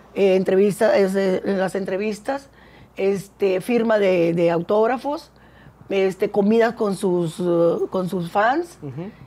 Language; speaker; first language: Spanish; native; Spanish